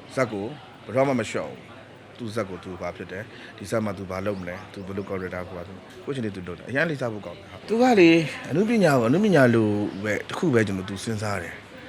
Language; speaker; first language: Burmese; non-native, local second language; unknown